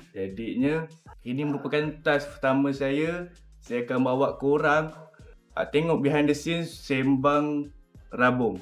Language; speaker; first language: Malay; native; Malay